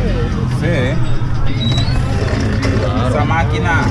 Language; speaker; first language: Spanish; native; Spanish